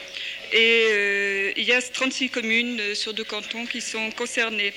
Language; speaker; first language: French; native; French